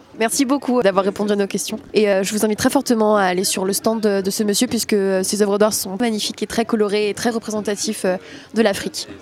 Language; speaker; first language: French; native; French